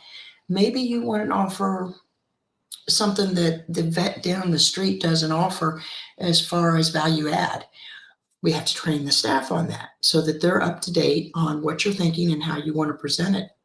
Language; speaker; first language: English; native; English